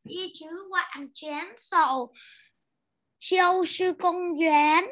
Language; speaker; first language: Chinese; non-native, learner; Vietnamese